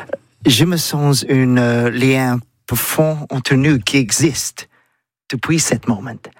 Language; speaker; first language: French; non-native, learner; English